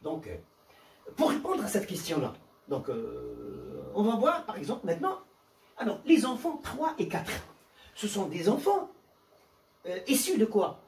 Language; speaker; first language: French; non-native, local second language; Arabic